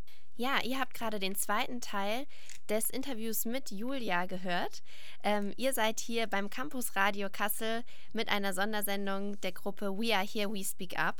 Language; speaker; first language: German; native; German